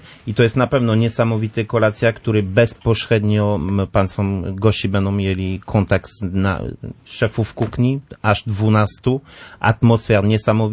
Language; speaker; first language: Polish; non-native, learner; French